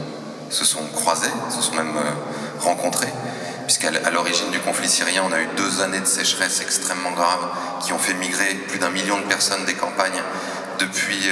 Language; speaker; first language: French; native; French